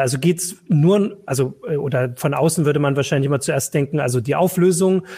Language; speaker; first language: German; native; German